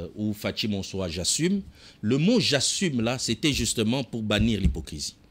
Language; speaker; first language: French; non-native, local second language; Swahili